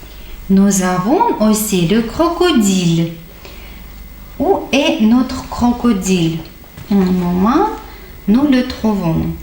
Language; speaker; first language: French; non-native, fluent; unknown